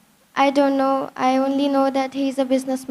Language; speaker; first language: English; non-native, learner; Hindi